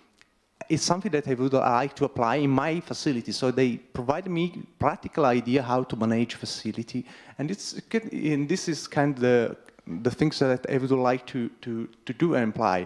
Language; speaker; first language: English; non-native, fluent; Italian